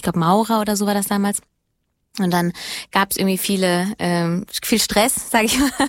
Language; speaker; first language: German; early bilingual, other home language; Italian